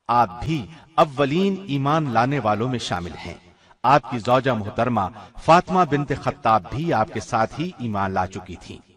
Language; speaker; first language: Urdu; native; Urdu